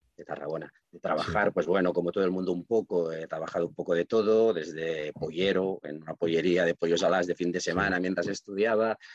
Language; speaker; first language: Spanish; non-native, local second language; Catalan